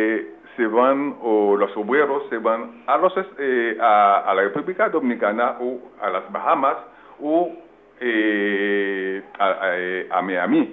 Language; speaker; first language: Spanish; non-native, fluent; French